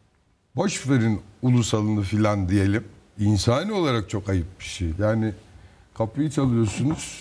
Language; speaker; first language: Turkish; native; Turkish